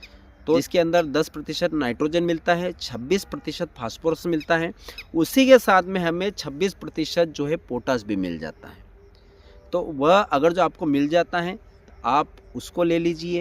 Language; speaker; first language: Hindi; native; Hindi